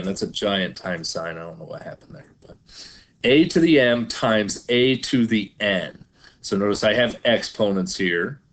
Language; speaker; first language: English; native; English